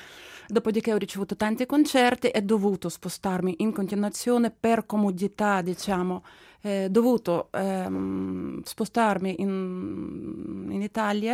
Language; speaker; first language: Italian; non-native, fluent; Ukrainian